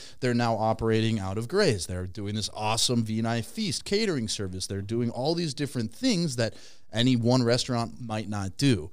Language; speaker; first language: English; native; English